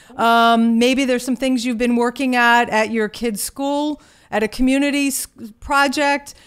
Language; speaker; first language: English; native; English